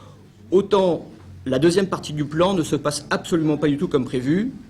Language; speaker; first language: French; native; French